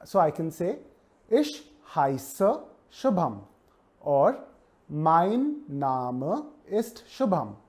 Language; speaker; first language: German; non-native, fluent; Hindi